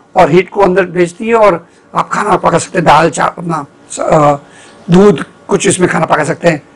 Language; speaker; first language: Hindi; non-native, fluent; Gujarati